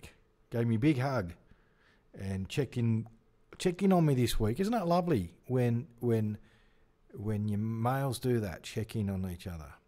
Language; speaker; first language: English; native; English